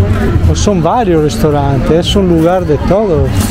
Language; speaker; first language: Spanish; non-native, learner; Italian